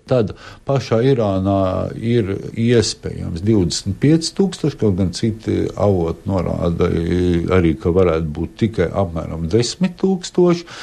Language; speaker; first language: Latvian; native; Latvian